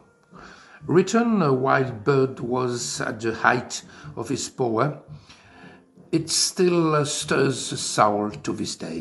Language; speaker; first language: English; non-native, fluent; French